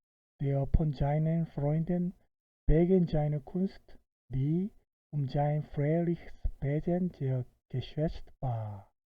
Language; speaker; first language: German; non-native, fluent; Korean